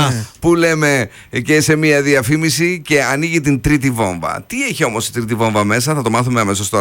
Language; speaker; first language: Greek; native; Greek